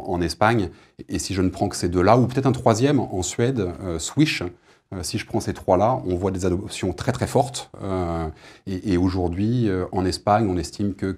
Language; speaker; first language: French; native; French